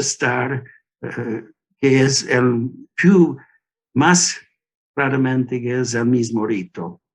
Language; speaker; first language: Spanish; non-native, learner; English